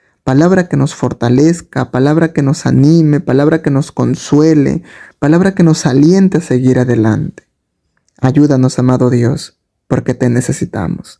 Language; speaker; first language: Spanish; native; Spanish